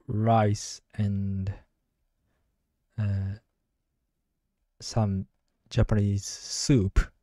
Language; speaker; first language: English; non-native, learner; Japanese